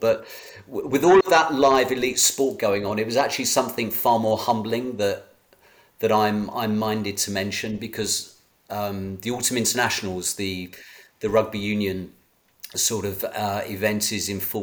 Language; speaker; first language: English; native; English